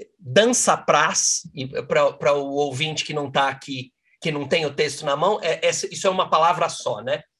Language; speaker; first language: Portuguese; native; Portuguese